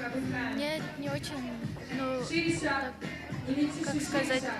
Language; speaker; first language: Russian; non-native, learner; Kyrgyz